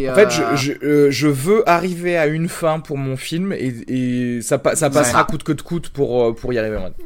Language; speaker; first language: French; native; French